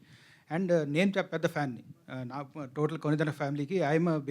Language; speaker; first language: Telugu; native; Telugu